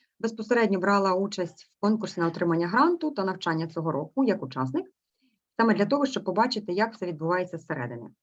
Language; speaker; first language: Ukrainian; native; Ukrainian